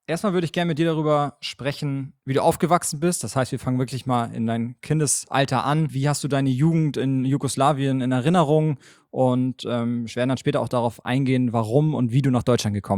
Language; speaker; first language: German; native; German